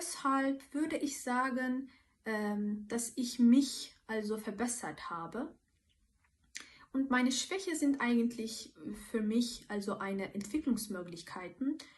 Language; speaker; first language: German; non-native, fluent; Turkish